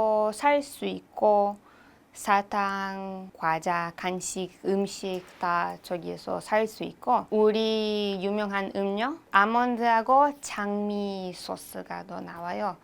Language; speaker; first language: Korean; non-native, learner; Hebrew